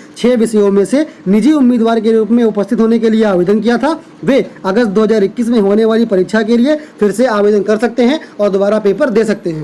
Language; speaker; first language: Hindi; native; Hindi